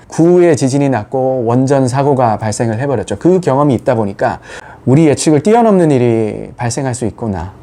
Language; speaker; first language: Korean; native; Korean